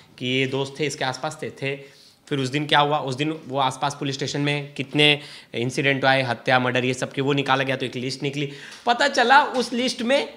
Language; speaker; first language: Hindi; native; Hindi